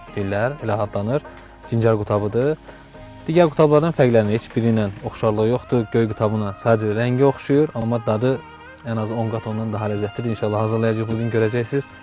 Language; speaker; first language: Azerbaijani; non-native, local second language; Avaric